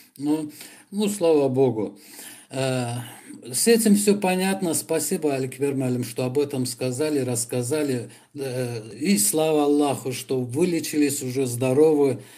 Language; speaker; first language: Russian; non-native, local second language; Azerbaijani